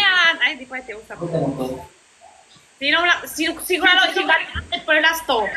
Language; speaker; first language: Filipino; non-native, learner; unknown